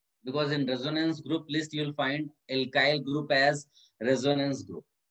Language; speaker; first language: English; non-native, local second language; Hindi